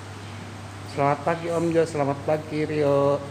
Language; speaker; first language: Indonesian; native; Indonesian